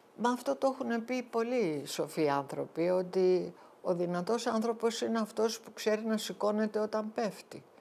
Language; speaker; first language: Greek; early bilingual, heritage; Greek